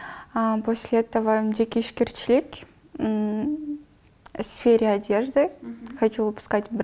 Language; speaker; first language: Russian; non-native, local second language; Kyrgyz